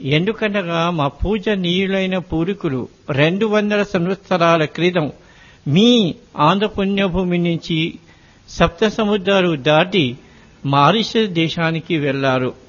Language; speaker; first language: Telugu; non-native, fluent; Morisyen